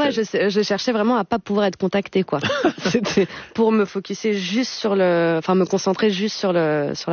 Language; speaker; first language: French; native; French